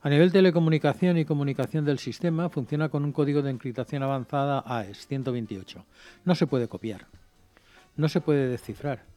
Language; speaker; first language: Spanish; non-native, local second language; Catalan